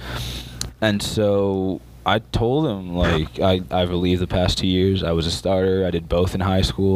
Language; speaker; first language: English; native; English